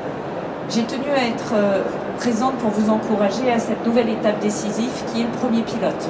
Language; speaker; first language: French; native; French